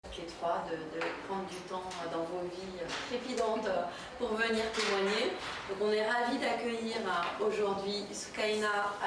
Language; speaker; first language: French; native; French